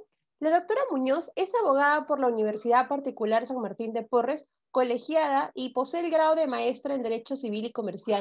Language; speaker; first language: Spanish; native; Spanish